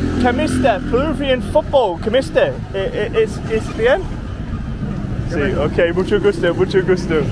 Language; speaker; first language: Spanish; non-native, learner; English